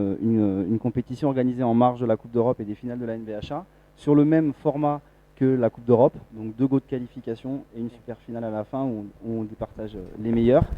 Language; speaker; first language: French; native; French